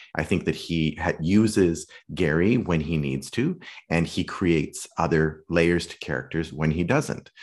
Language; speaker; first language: English; native; English